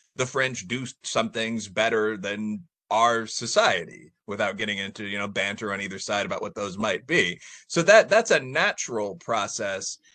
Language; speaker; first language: English; native; English